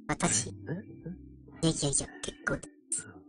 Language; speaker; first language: Japanese; non-native, learner; English